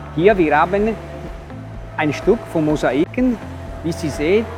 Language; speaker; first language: German; non-native, learner; Italian